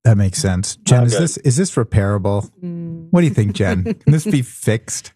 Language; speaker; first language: English; native; English